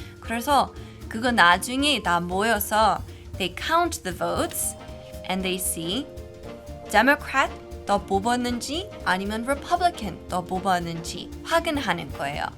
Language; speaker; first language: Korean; non-native, fluent; English